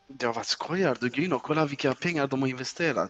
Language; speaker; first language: Swedish; early bilingual, other home language; Turkish